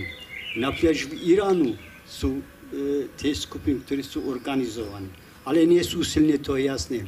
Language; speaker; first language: Czech; non-native, fluent; Kurdish